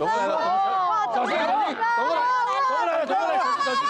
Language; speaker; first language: Chinese; native; Chinese